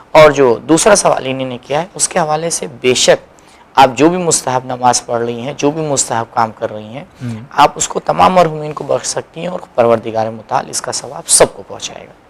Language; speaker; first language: Urdu; native; Urdu